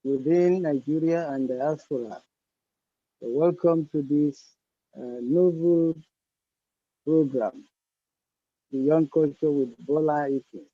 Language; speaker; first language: English; non-native, local second language; Yoruba